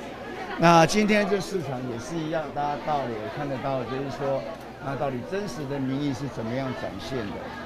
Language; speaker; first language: Chinese; native; Chinese